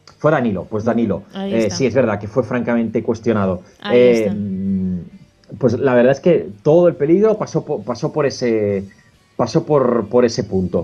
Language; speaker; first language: Spanish; native; Spanish